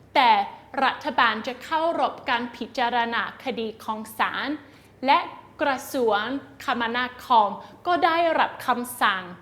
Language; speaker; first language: Thai; native; Thai